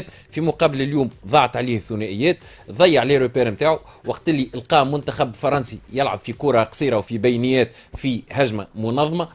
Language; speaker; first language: Arabic; native; Arabic